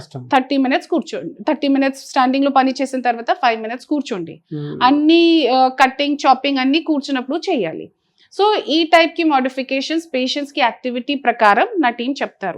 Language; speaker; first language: Telugu; non-native, local second language; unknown